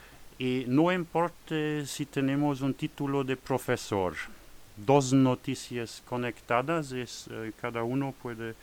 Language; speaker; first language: Spanish; non-native, learner; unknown